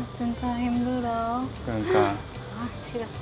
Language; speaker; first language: Korean; non-native, learner; Spanish